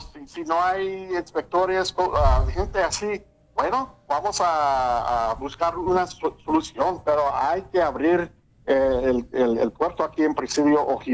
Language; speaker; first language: Spanish; early bilingual, heritage; English